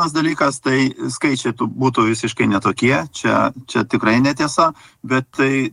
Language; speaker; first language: Lithuanian; native; Lithuanian